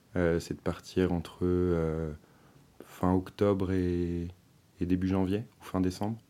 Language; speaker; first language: French; native; French